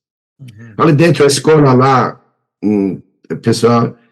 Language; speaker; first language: Portuguese; non-native, learner; Persian